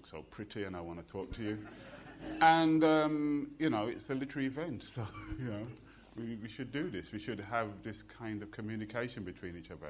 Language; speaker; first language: English; native; English